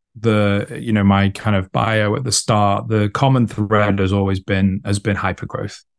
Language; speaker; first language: English; native; English